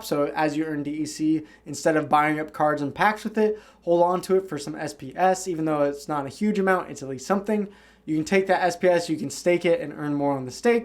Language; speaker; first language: English; native; English